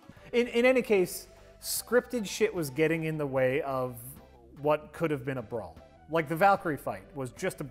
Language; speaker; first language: English; native; English